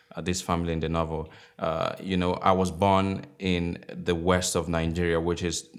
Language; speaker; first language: English; non-native, local second language; Igbo